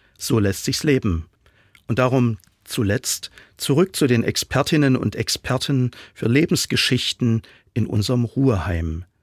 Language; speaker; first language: German; native; German